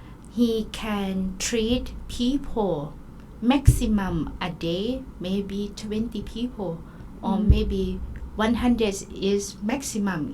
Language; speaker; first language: English; non-native, learner; Thai